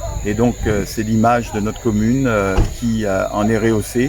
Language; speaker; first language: French; native; French